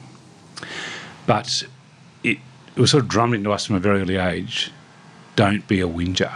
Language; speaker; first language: English; native; English